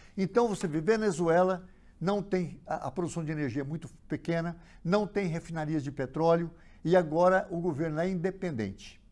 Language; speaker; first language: Portuguese; native; Portuguese